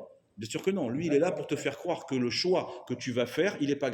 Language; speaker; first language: French; native; French